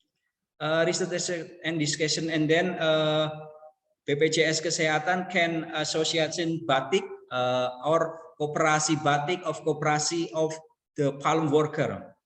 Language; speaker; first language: English; non-native, learner; Indonesian